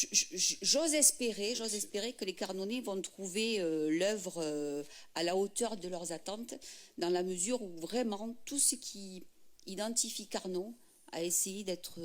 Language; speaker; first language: French; native; French